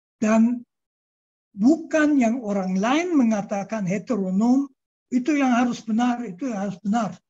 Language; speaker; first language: Indonesian; non-native, fluent; German